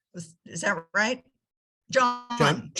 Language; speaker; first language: English; native; English